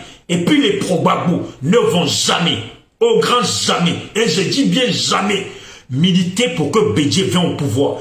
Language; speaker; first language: French; native; French